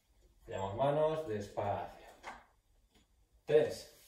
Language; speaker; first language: Spanish; native; Spanish